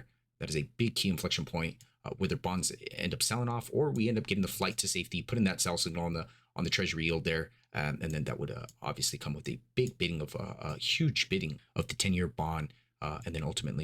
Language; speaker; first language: English; native; English